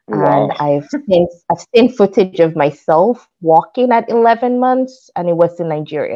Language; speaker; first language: English; non-native, local second language; Yoruba